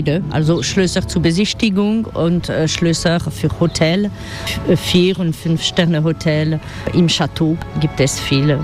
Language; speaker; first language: German; non-native, fluent; French